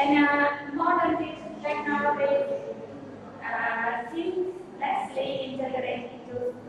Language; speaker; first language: English; non-native, learner; Vietnamese